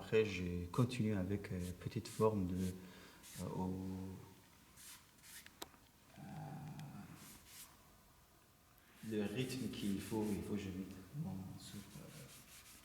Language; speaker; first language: French; non-native, learner; Persian